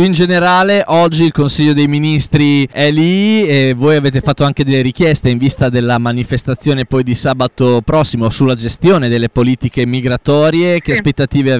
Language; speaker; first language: Italian; native; Italian